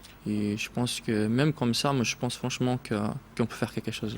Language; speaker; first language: French; non-native, fluent; Portuguese